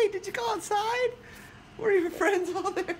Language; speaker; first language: English; native; English